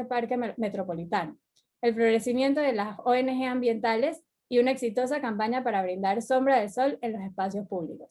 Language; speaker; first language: Spanish; native; Spanish